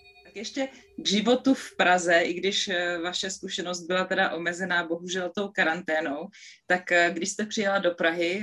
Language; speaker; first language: Czech; native; Czech